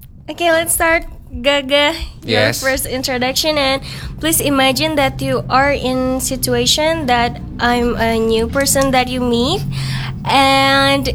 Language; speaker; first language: English; non-native, fluent; Indonesian